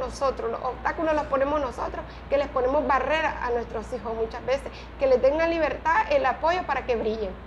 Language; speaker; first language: Spanish; native; Spanish